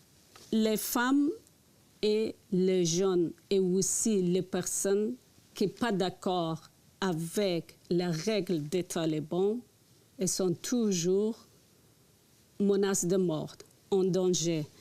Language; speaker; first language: French; non-native, learner; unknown